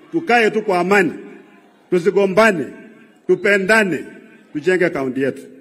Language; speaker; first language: Swahili; non-native, local second language; Luyia